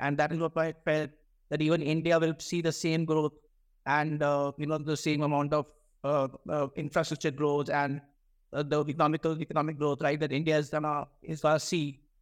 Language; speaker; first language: English; non-native, local second language; Hindi